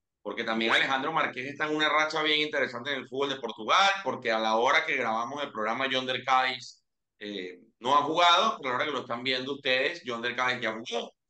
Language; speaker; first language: Spanish; native; Spanish